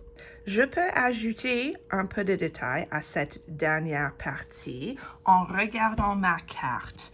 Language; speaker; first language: French; non-native, fluent; English